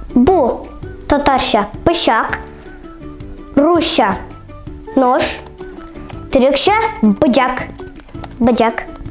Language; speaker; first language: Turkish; non-native, learner; Tatar